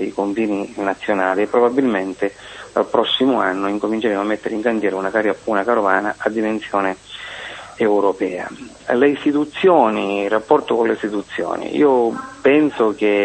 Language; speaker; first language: Italian; native; Italian